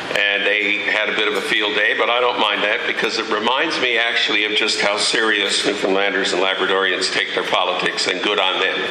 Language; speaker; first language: English; native; English